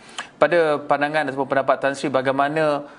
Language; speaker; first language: Malay; native; Malay